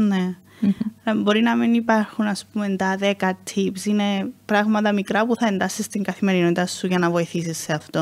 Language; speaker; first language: Greek; native; Greek